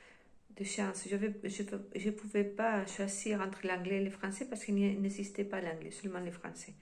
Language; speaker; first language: French; non-native, fluent; Spanish